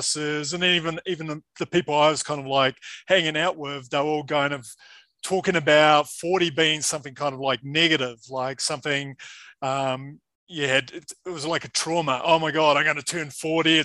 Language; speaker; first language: English; native; English